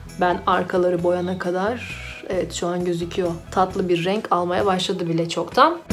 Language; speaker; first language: Turkish; native; Turkish